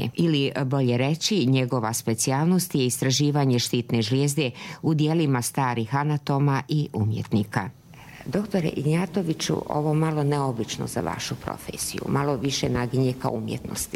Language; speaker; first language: Serbian; native; Serbian